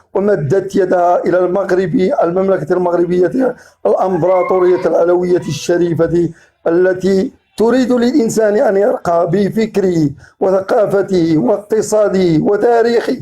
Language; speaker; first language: Arabic; native; Arabic